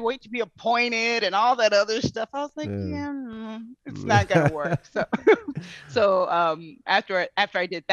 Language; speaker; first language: English; native; English